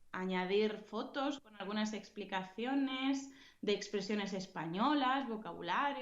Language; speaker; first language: Spanish; native; Spanish